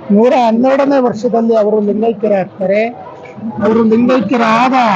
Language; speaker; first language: Kannada; native; Kannada